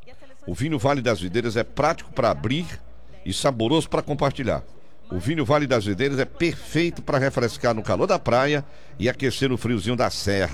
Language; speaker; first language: Portuguese; native; Portuguese